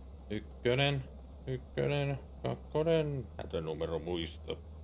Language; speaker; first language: Finnish; native; Finnish